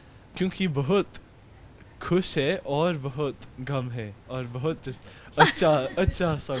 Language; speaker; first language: Hindi; early bilingual, heritage; Hindi